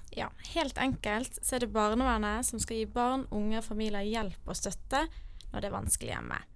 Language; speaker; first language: Norwegian; native; Norwegian